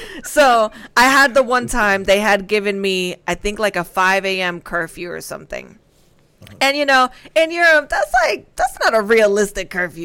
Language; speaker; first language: English; early bilingual, other home language; Spanish